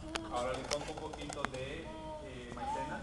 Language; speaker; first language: Spanish; native; Spanish